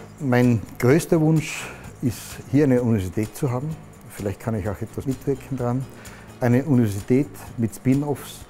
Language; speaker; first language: German; native; German